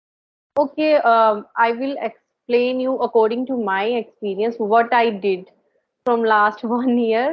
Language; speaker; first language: English; non-native, learner; Hindi